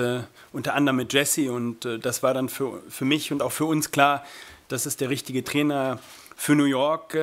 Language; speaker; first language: German; native; German